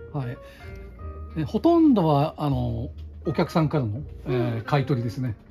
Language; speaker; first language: Japanese; native; Japanese